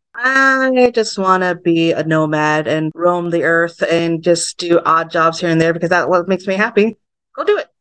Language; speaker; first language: English; early bilingual, other home language; Vietnamese